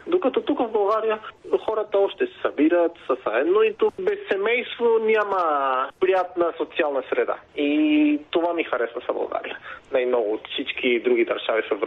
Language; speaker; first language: Bulgarian; non-native, fluent; Spanish